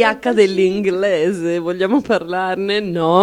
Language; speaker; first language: Italian; native; Italian